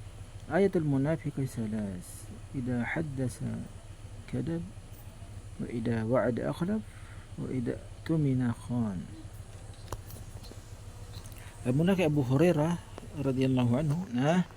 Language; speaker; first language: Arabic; non-native, fluent; Filipino